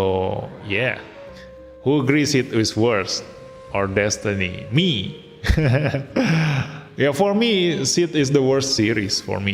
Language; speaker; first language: English; non-native, fluent; Indonesian